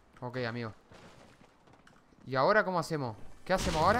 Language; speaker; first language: Spanish; native; Spanish